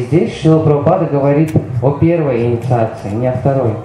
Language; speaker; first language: Russian; native; Russian